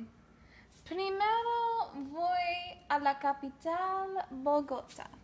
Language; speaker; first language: Spanish; non-native, learner; English